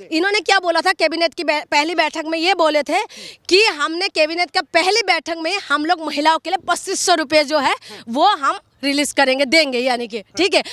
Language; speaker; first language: Hindi; non-native, local second language; Assamese